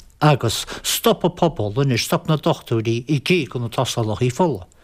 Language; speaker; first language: Irish; native; Irish